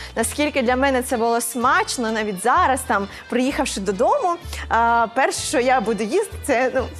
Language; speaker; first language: Ukrainian; native; Ukrainian